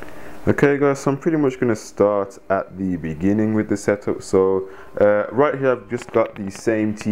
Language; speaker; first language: English; native; English